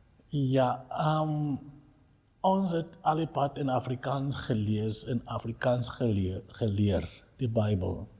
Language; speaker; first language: Afrikaans; non-native, local second language; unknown